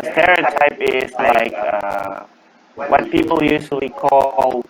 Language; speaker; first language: English; non-native, learner; Indonesian